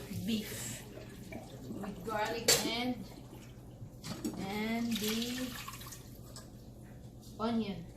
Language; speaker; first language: English; non-native, local second language; Filipino